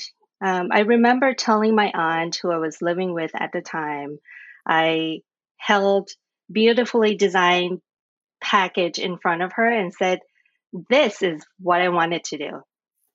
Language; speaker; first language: English; non-native, fluent; Thai